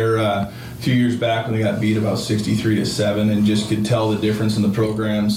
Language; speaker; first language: English; native; English